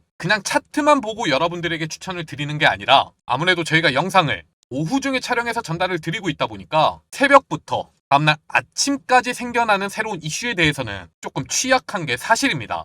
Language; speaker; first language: Korean; native; Korean